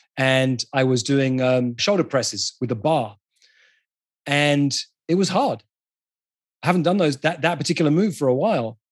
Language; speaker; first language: English; native; English